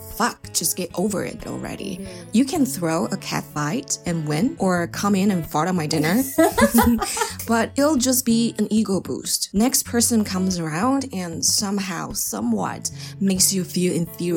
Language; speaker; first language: English; non-native, fluent; Chinese